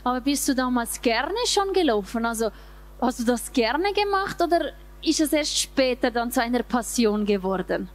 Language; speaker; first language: German; native; German